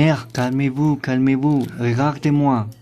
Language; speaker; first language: French; non-native, learner; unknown